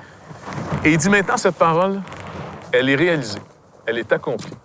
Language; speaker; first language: French; native; French